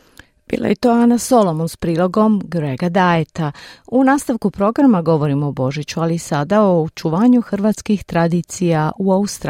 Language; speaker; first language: Croatian; native; Croatian